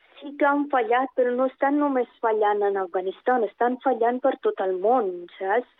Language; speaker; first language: Catalan; non-native, fluent; Persian